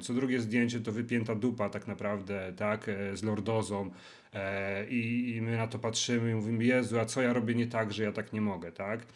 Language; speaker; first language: Polish; native; Polish